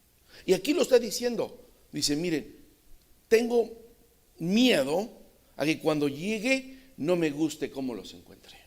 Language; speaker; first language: Spanish; native; Spanish